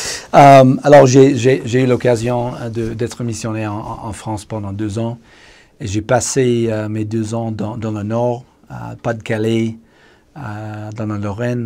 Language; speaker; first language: French; non-native, fluent; English